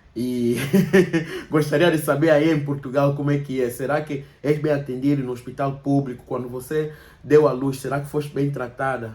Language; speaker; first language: Portuguese; native; Portuguese